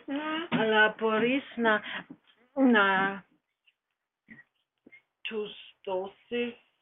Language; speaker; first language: Greek; non-native, learner; German